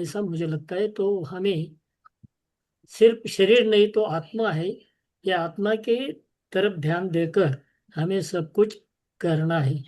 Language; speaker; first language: Hindi; non-native, local second language; Marathi